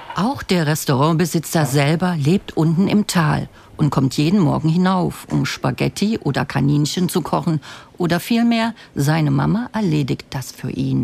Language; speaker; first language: German; native; German